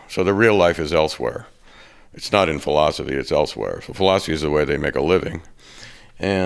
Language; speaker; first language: English; native; English